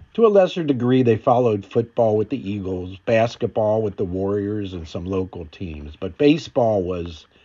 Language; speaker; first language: English; native; English